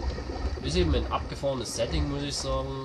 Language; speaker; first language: German; native; German